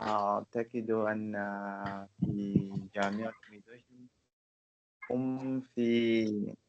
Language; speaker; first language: Arabic; non-native, learner; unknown